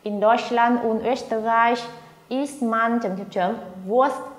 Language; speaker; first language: German; non-native, fluent; Vietnamese